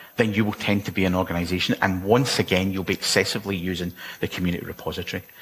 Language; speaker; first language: English; native; English